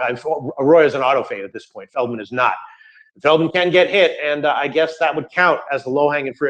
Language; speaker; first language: English; native; English